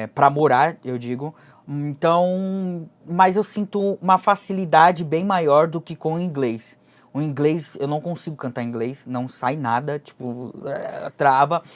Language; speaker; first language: Portuguese; early bilingual, other home language; Japanese